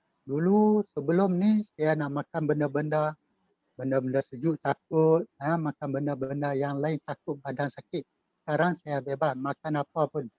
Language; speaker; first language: Malay; native; Malay